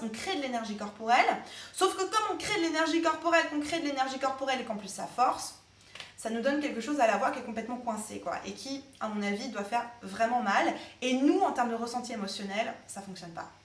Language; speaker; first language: French; native; French